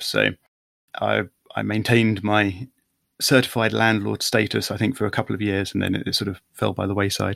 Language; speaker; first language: English; native; English